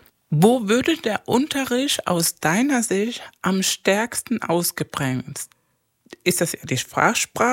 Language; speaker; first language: German; non-native, fluent; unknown